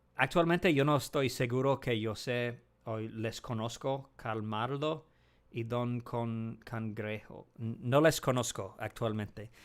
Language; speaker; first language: Spanish; non-native, learner; English